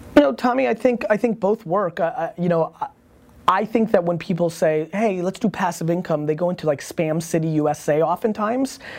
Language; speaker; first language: English; early bilingual, other home language; Russian